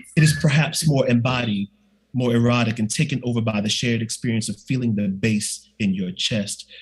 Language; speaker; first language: English; native; English